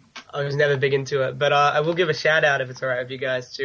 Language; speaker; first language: English; native; English